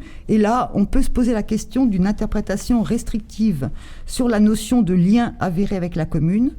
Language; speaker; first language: French; native; French